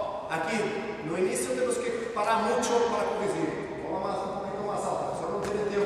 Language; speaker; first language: Spanish; non-native, learner; Portuguese